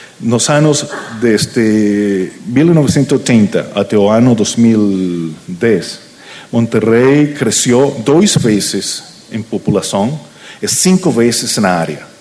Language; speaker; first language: Portuguese; non-native, learner; Spanish